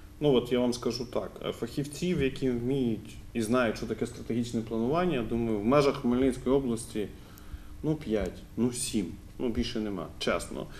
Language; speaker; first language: Ukrainian; native; Ukrainian